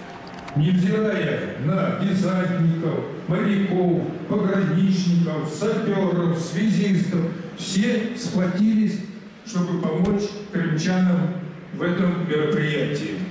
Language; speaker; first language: Russian; native; Russian